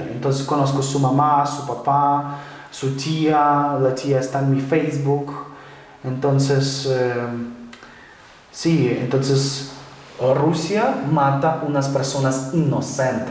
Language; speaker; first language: Spanish; non-native, fluent; Ukrainian